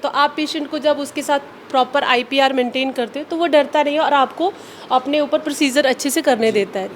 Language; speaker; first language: Hindi; non-native, local second language; Punjabi